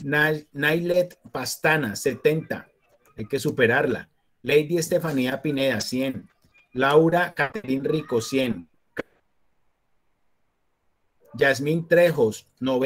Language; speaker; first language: Spanish; native; Spanish